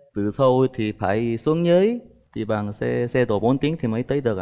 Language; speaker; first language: Vietnamese; non-native, fluent; Korean